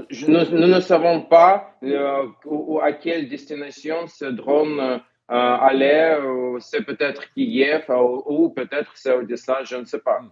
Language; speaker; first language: French; non-native, learner; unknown